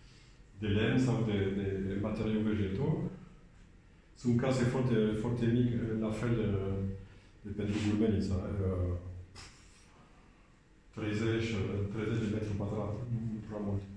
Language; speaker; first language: Romanian; non-native, learner; French